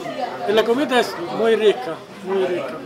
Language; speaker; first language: Spanish; non-native, fluent; Italian